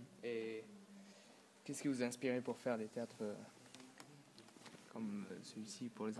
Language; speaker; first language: French; non-native, fluent; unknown